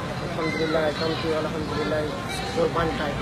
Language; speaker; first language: English; non-native, learner; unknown